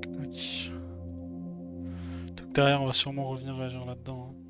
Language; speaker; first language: French; native; French